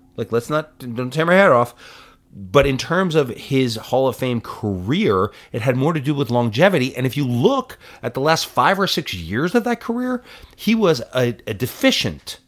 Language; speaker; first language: English; native; English